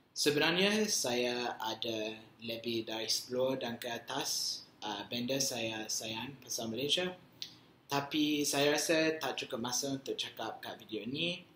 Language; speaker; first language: Malay; non-native, learner; English